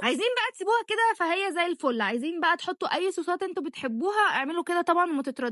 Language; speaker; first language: Arabic; native; Arabic